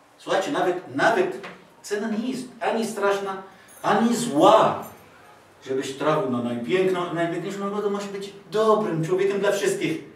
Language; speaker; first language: Polish; non-native, fluent; Arabic